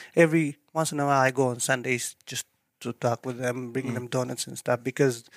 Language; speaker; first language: English; non-native, fluent; Tigrinya